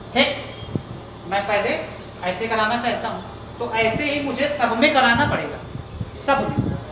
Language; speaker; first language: Hindi; native; Hindi